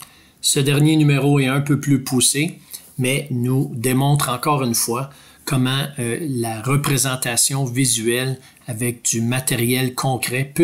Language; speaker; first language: French; native; French